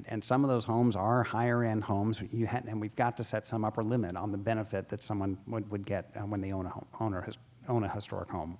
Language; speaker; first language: English; native; English